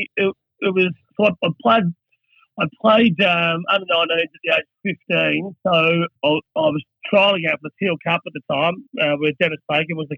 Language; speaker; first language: English; native; English